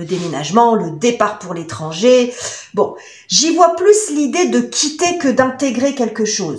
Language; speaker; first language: French; native; French